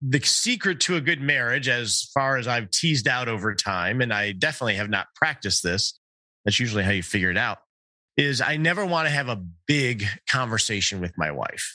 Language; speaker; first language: English; native; English